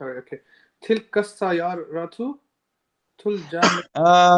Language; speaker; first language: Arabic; non-native, learner; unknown